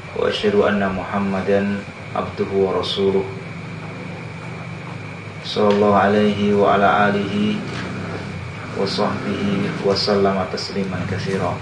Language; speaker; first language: Arabic; non-native, fluent; Indonesian